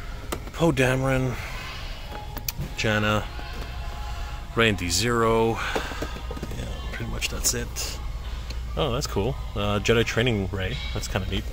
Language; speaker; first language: English; native; English